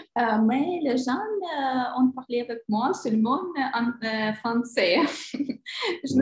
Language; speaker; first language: French; non-native, learner; Ukrainian